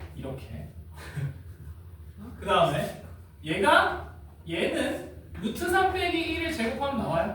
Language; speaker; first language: Korean; native; Korean